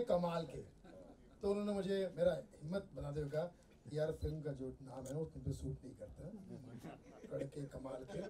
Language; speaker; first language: Hindi; native; Hindi